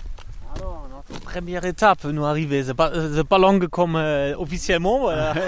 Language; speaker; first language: French; non-native, fluent; German